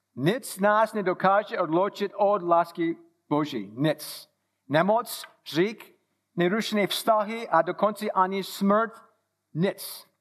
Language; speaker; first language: Czech; non-native, fluent; English